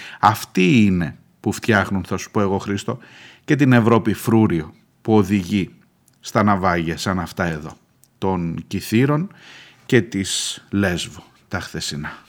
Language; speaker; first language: Greek; native; Greek